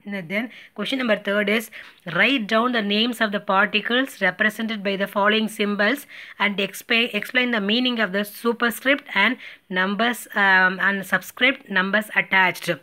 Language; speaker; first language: English; non-native, local second language; Tamil